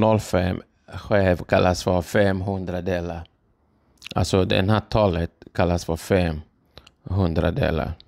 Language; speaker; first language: Swedish; non-native, fluent; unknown